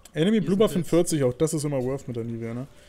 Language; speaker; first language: German; native; German